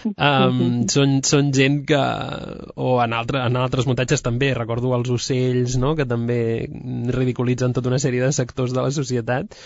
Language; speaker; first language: Catalan; native; Catalan